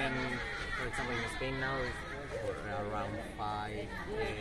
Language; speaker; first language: English; non-native, learner; Spanish